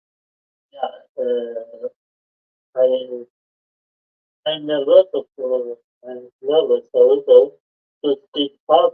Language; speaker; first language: English; non-native, learner; Spanish